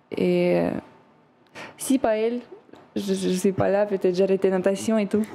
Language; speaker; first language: French; non-native, learner; Russian